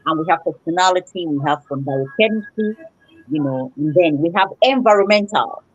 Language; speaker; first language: English; non-native, local second language; Yoruba